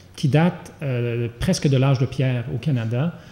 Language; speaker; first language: French; native; French